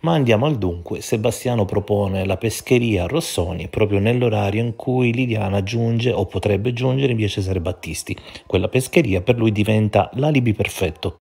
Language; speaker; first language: Italian; native; Italian